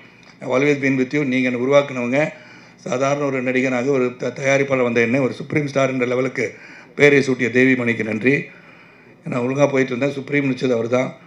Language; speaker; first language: Tamil; native; Tamil